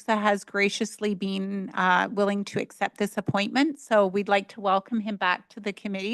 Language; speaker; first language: English; native; English